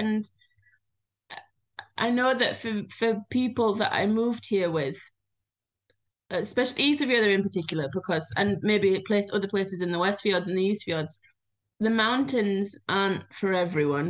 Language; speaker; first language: English; native; English